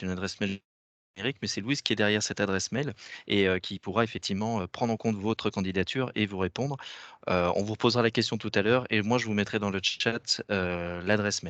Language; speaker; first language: French; native; French